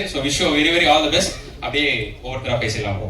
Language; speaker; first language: Tamil; native; Tamil